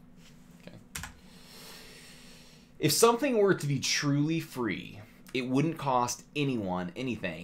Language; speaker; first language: English; native; English